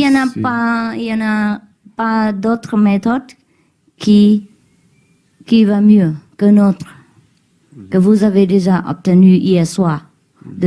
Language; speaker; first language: French; non-native, learner; Vietnamese